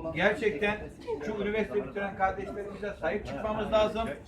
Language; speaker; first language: Turkish; native; Turkish